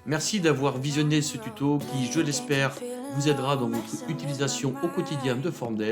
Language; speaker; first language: French; native; French